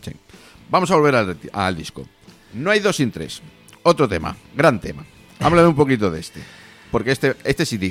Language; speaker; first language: Spanish; native; Spanish